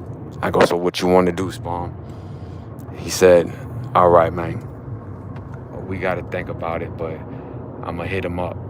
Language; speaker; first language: English; native; English